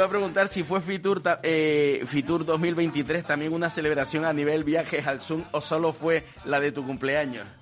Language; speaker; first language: Spanish; native; Spanish